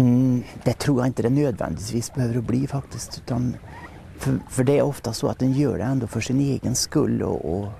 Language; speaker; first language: Swedish; native; Swedish